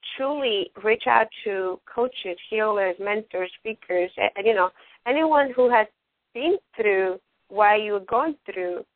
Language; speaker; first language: English; non-native, fluent; Spanish